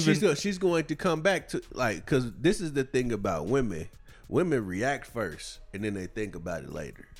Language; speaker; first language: English; native; English